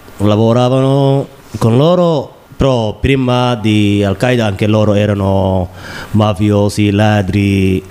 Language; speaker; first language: Italian; non-native, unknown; Somali